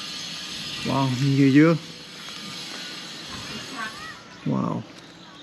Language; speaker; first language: Thai; non-native, learner; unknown